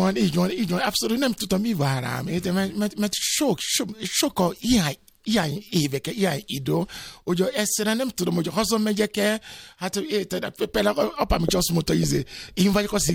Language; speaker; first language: Hungarian; non-native, fluent; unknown